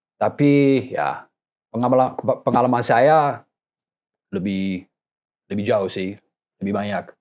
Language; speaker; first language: Indonesian; non-native, fluent; English